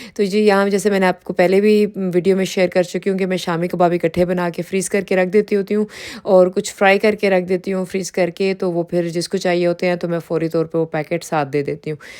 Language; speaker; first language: Urdu; native; Urdu